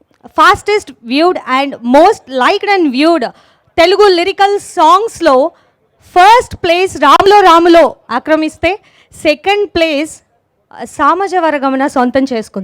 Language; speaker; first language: Telugu; native; Telugu